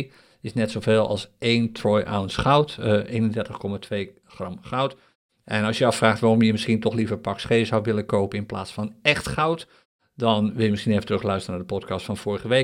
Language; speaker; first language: Dutch; native; Dutch